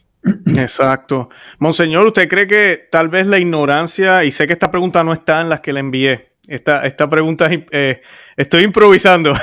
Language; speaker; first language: Spanish; native; Spanish